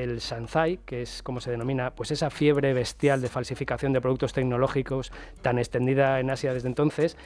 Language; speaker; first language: Spanish; native; Spanish